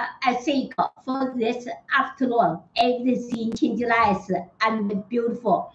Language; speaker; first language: English; non-native, learner; Chinese